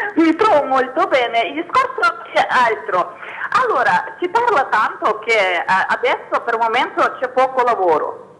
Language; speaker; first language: Italian; non-native, fluent; Ukrainian